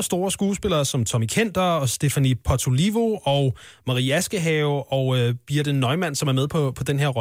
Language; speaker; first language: Danish; native; Danish